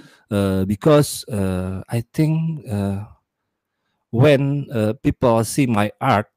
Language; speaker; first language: English; non-native, learner; Indonesian